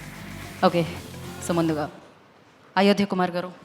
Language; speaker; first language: Telugu; native; Telugu